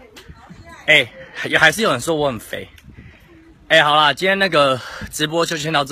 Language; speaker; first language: Chinese; native; Chinese